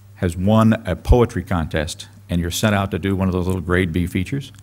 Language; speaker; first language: English; native; English